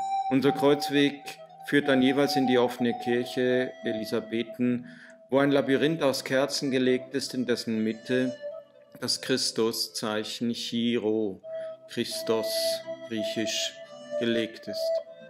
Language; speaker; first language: German; native; German